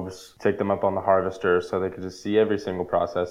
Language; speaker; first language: English; native; English